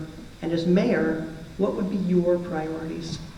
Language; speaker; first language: English; native; English